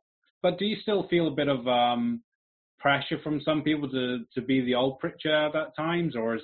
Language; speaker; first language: English; native; English